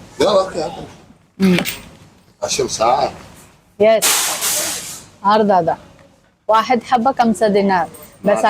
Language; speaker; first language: Arabic; non-native, learner; Telugu